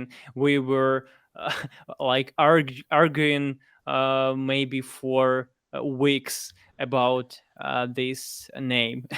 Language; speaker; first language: English; non-native, fluent; Russian